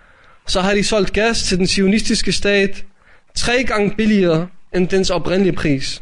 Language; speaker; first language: Danish; native; Danish